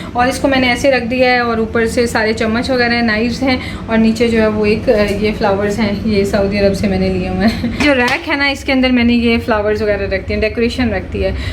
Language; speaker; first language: Urdu; native; Urdu